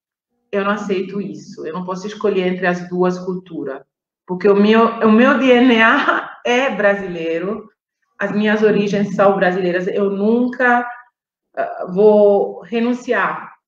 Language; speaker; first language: Portuguese; non-native, fluent; Italian